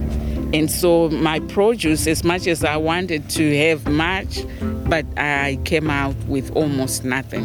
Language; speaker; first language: English; non-native, local second language; Shona